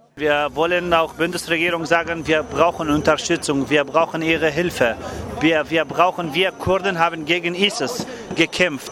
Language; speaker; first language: German; non-native, learner; Kurdish